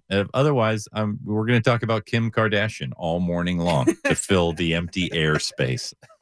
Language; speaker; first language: English; native; English